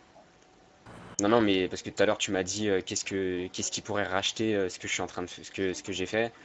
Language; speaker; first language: French; native; French